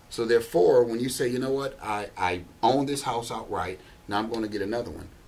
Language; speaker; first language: English; native; English